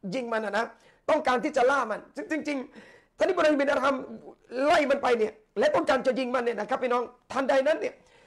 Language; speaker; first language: Thai; non-native, local second language; Malay